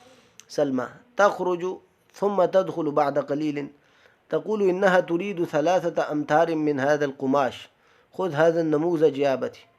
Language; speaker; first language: Arabic; non-native, fluent; Urdu